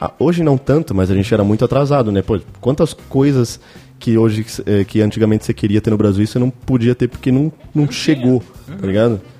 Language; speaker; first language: Portuguese; native; Portuguese